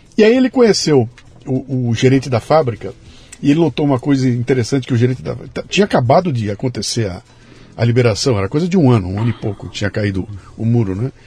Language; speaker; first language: Portuguese; native; Portuguese